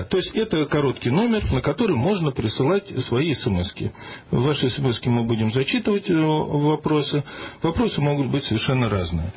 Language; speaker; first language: Russian; native; Russian